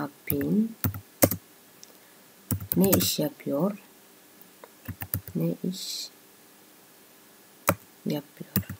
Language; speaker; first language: Turkish; non-native, learner; Somali